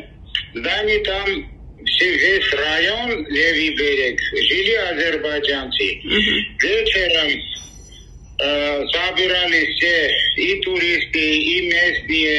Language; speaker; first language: Russian; non-native, local second language; Armenian